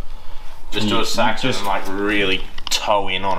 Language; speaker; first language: English; native; English